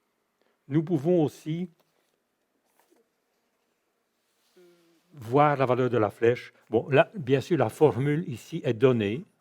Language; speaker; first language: French; native; French